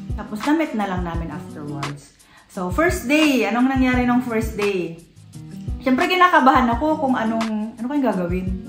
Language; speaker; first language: Filipino; native; Filipino